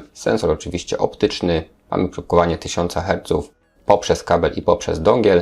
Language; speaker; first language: Polish; native; Polish